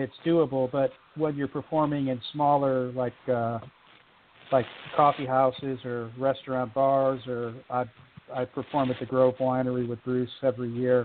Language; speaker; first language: English; native; English